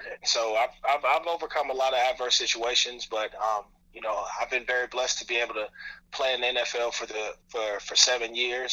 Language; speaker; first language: English; native; English